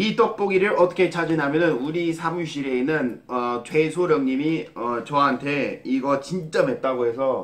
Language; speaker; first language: Korean; non-native, fluent; English